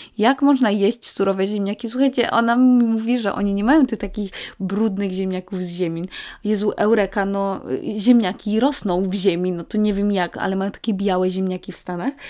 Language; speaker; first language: Polish; native; Polish